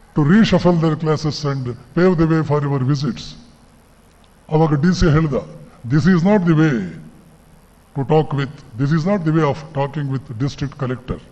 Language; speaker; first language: English; non-native, local second language; Kannada